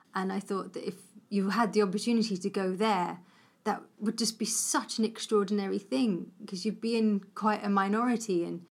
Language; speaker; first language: English; native; English